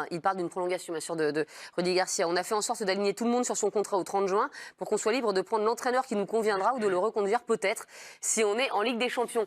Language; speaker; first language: French; native; French